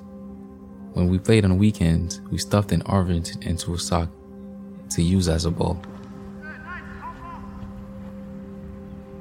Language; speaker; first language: English; non-native, fluent; Haitian Creole